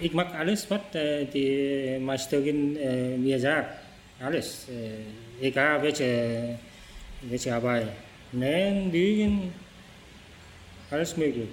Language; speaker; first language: German; non-native, learner; Vietnamese